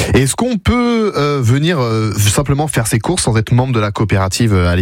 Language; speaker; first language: French; native; French